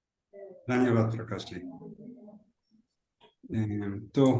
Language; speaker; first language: Hindi; non-native, learner; Hebrew